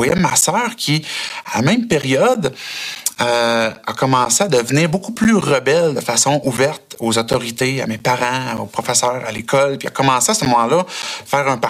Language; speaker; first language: French; native; French